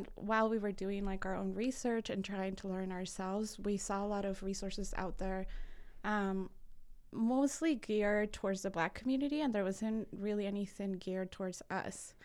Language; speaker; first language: English; early bilingual, other home language; Spanish